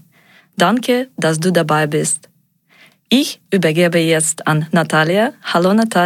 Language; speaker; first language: German; non-native, fluent; Ukrainian